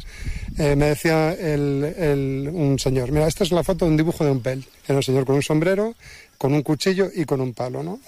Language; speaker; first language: Spanish; native; Spanish